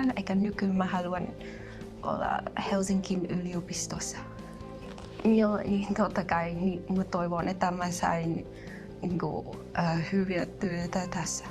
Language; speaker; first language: Finnish; non-native, learner; Vietnamese